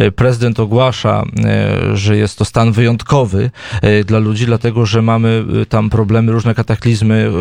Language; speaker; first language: Polish; native; Polish